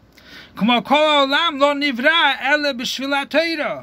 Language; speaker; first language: Hebrew; non-native, fluent; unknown